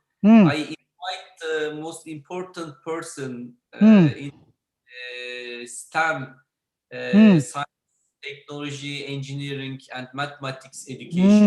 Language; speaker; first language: English; non-native, learner; Turkish